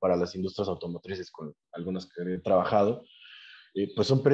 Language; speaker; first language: Spanish; native; Spanish